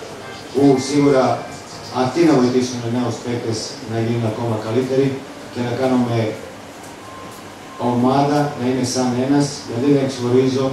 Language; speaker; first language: Greek; non-native, fluent; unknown